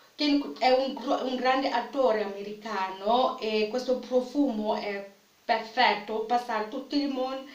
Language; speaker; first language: Italian; non-native, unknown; French